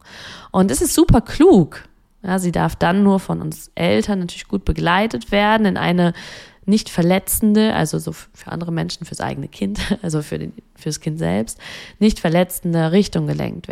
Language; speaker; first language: German; native; German